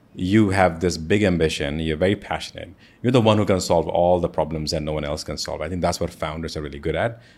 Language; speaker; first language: English; non-native, local second language; Hindi